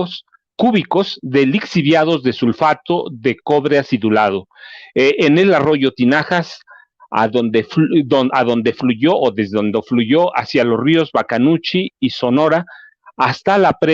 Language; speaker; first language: Spanish; native; Spanish